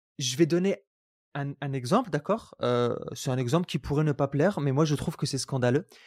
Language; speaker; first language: French; non-native, local second language; Arabic